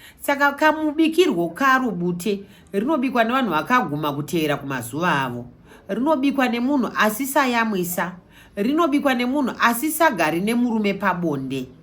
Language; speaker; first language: Shona; native; Shona